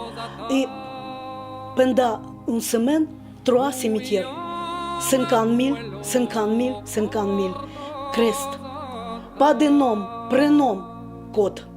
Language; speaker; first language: French; non-native, learner; Russian